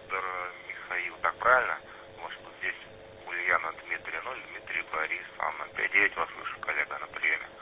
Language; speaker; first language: Russian; native; Russian